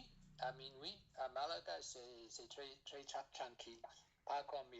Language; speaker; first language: French; non-native, learner; English